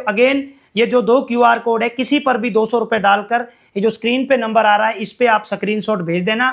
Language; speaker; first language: Hindi; native; Hindi